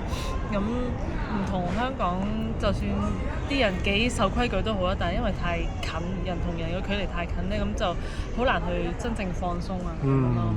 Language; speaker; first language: Cantonese; native; Cantonese